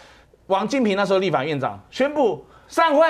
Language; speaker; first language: Chinese; native; Chinese